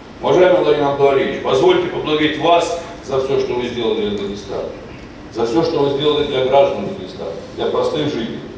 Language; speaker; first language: Russian; native; Russian